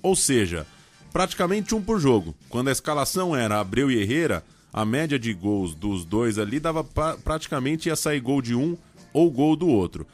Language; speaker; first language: Portuguese; native; Portuguese